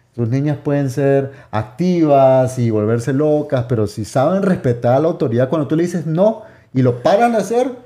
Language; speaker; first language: Spanish; native; Spanish